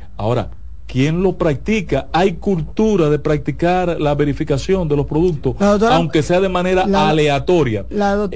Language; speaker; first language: Spanish; native; Spanish